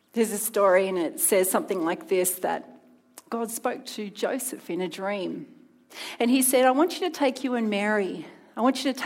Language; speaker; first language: English; native; English